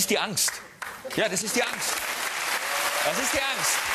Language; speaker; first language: German; native; German